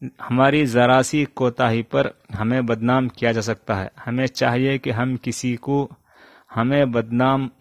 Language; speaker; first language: Hindi; non-native, local second language; Urdu